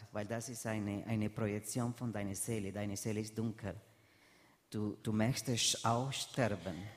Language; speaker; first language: German; non-native, fluent; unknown